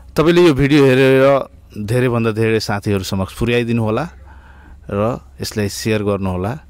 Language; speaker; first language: Nepali; non-native, local second language; Bhojpuri